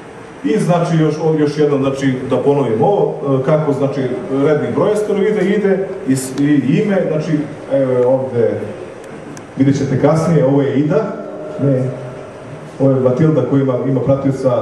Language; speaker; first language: Serbian; native; Serbian